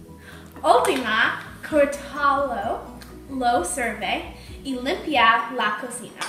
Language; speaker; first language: Spanish; non-native, learner; English